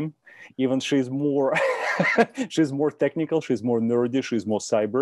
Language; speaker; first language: English; non-native, fluent; Russian